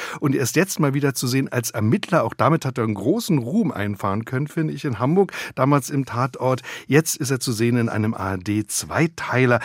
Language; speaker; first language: German; native; German